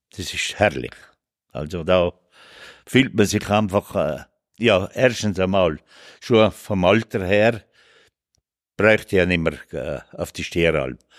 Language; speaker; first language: German; native; German